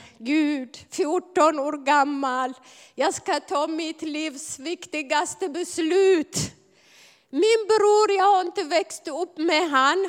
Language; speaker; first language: Swedish; non-native, fluent; Amharic